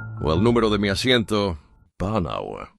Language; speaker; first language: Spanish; non-native, fluent; Polish